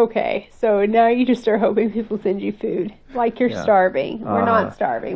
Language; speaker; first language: English; native; English